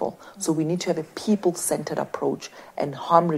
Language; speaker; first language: English; non-native, local second language; Southern Sotho